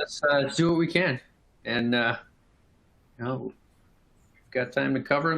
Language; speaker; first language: English; native; English